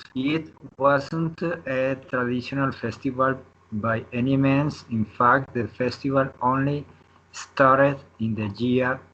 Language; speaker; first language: English; non-native, learner; Spanish